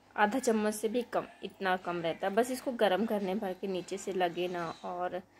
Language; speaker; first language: Hindi; native; Hindi